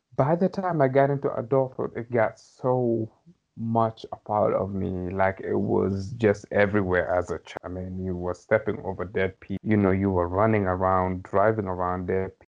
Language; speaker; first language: English; non-native, local second language; Somali